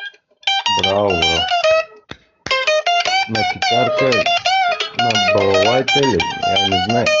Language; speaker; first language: Russian; non-native, learner; Bulgarian